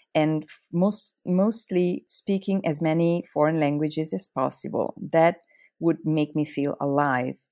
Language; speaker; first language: English; non-native, fluent; Italian